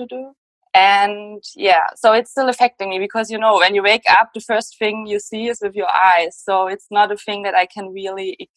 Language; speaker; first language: English; non-native, fluent; German